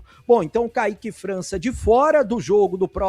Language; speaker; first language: Portuguese; native; Portuguese